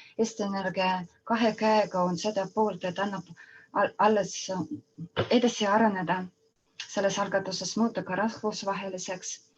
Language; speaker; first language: Estonian; non-native, local second language; Russian